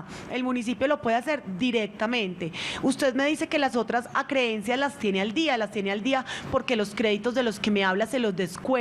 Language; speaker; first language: Spanish; native; Spanish